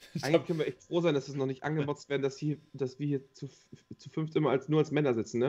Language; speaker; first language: German; native; German